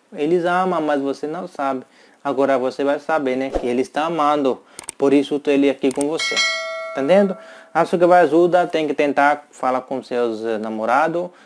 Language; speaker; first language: Portuguese; non-native, learner; Hindi